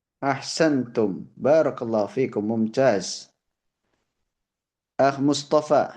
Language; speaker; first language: Arabic; non-native, fluent; Indonesian